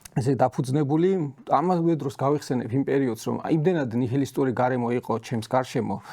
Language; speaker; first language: Georgian; native; Georgian